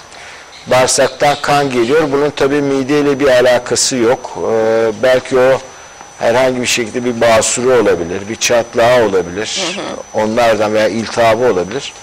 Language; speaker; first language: Turkish; native; Turkish